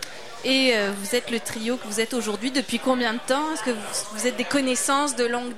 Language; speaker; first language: French; native; French